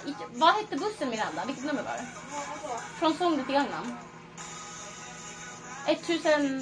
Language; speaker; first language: Korean; non-native, learner; Swedish